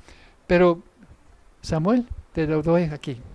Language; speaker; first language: Spanish; non-native, fluent; English